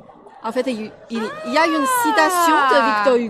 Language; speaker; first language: French; non-native, fluent; Chinese